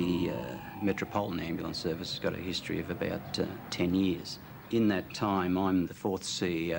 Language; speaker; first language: English; native; English